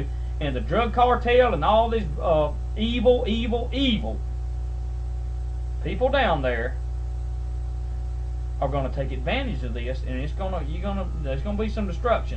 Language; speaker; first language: English; native; English